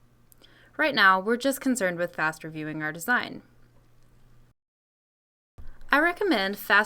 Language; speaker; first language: English; native; English